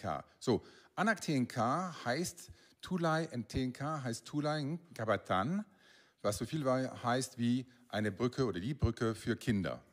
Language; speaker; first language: German; native; German